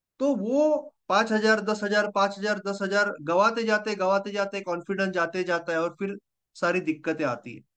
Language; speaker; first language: Hindi; non-native, local second language; Marathi